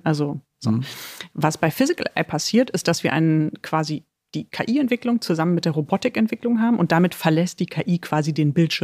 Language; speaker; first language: German; native; German